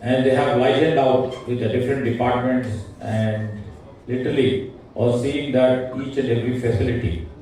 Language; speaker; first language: English; non-native, local second language; Telugu